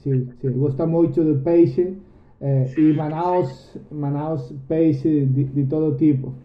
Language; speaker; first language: Portuguese; non-native, learner; Spanish